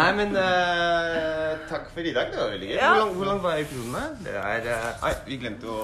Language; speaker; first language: Norwegian; non-native, fluent; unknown